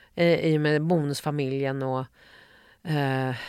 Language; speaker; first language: Swedish; native; Swedish